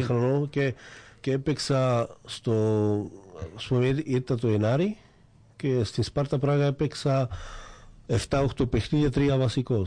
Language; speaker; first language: Greek; non-native, fluent; Slovak